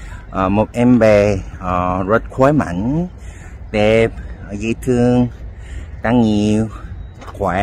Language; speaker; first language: Vietnamese; non-native, learner; Korean